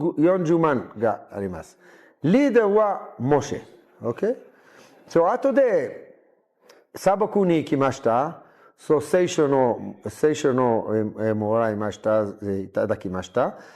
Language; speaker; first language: Japanese; non-native, learner; Hebrew